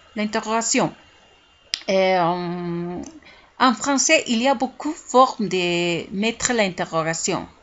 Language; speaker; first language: French; non-native, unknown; Spanish